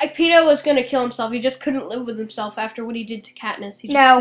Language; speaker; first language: English; native; English